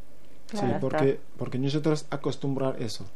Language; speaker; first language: Spanish; non-native, learner; Wolof